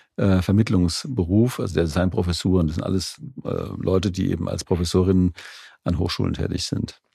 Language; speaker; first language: German; native; German